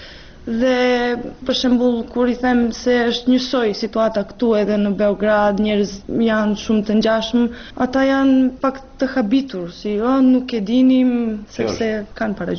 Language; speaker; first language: Albanian; non-native, fluent; Serbian